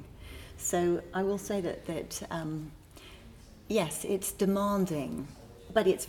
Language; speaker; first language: English; native; English